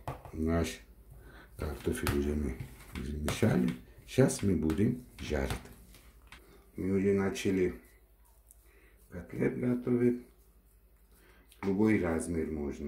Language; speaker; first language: Russian; non-native, learner; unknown